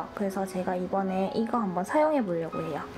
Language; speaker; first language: Korean; native; Korean